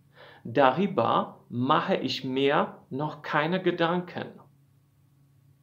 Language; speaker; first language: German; non-native, fluent; Polish